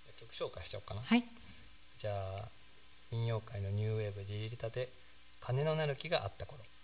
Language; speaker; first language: Japanese; native; Japanese